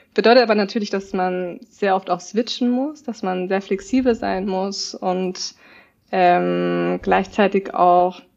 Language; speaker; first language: German; native; German